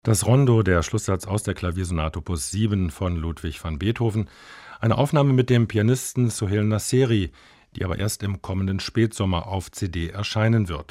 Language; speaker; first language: German; native; German